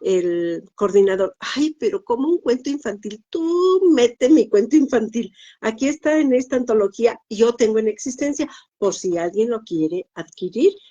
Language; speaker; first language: Spanish; native; Spanish